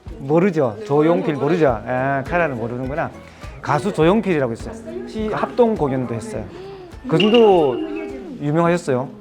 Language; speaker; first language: Korean; native; Korean